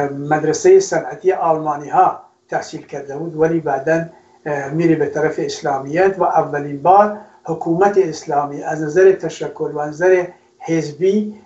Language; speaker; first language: Persian; non-native, local second language; Kurdish